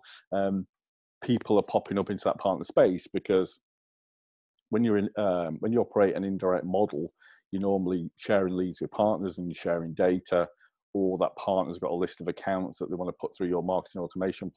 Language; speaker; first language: English; native; English